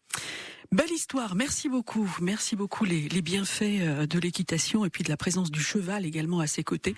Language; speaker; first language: French; native; French